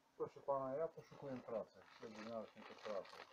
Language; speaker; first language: Polish; non-native, learner; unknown